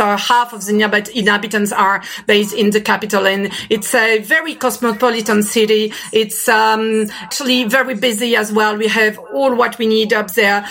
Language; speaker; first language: English; non-native, fluent; French